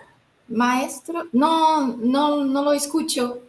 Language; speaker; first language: Spanish; non-native, fluent; Portuguese